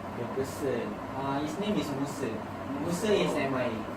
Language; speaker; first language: English; non-native, learner; Malay